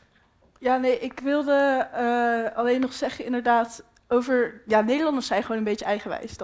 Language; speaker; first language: Dutch; native; Dutch